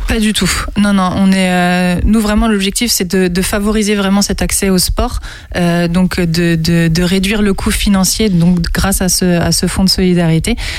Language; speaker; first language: French; native; French